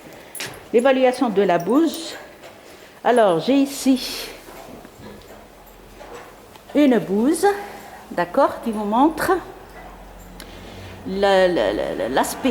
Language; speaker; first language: French; non-native, local second language; Arabic